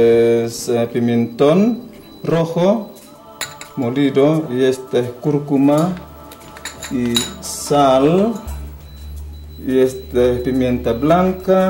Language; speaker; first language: Spanish; non-native, fluent; Indonesian